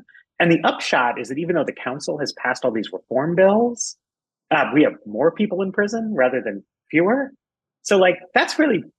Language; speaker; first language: English; native; English